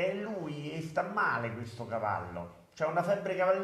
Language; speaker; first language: Italian; native; Italian